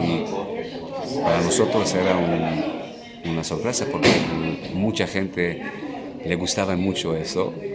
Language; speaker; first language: Spanish; non-native, learner; Hebrew